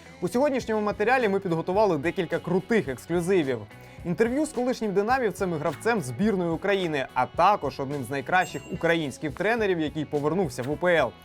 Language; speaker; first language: Ukrainian; native; Ukrainian